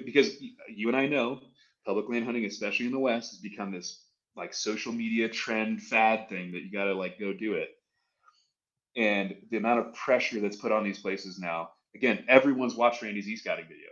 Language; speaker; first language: English; native; English